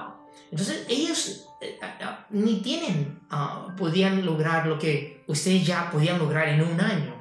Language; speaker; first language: Spanish; non-native, fluent; Chinese